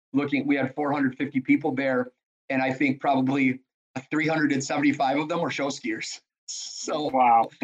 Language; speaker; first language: English; native; English